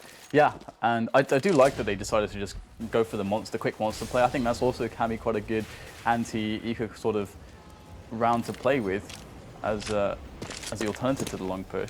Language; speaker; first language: English; native; English